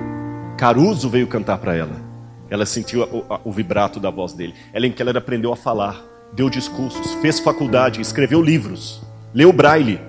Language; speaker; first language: Portuguese; native; Portuguese